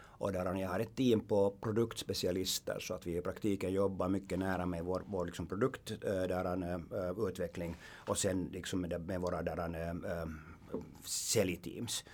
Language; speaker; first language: Swedish; non-native, local second language; Finnish